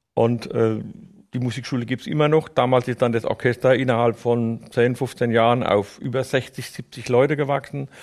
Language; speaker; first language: German; native; German